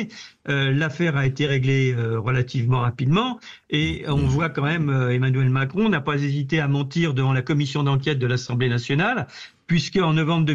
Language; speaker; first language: French; native; French